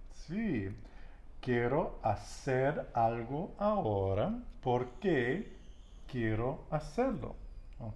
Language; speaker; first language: Spanish; non-native, learner; English